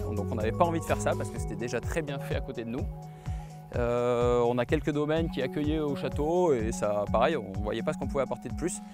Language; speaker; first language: French; native; French